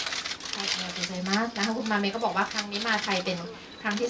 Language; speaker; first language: Thai; native; Thai